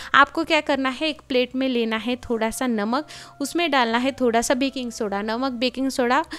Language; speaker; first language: Hindi; non-native, local second language; Marathi